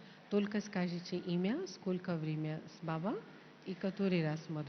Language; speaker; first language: Russian; non-native, learner; Hindi